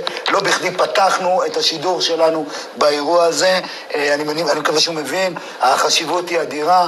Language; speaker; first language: Hebrew; native; Hebrew